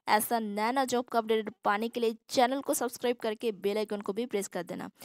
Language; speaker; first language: Hindi; non-native, local second language; Assamese